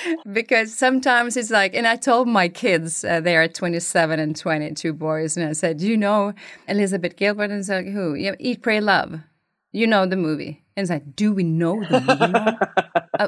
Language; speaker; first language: English; non-native, fluent; Swedish